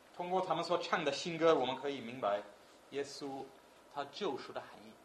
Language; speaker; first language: Chinese; non-native, fluent; English